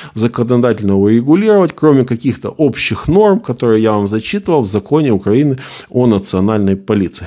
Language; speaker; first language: Russian; native; Russian